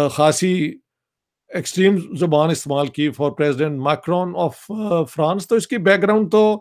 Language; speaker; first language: Urdu; non-native, local second language; Punjabi